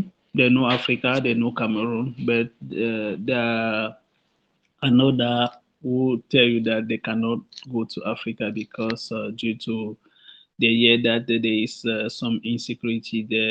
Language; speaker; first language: English; non-native, local second language; French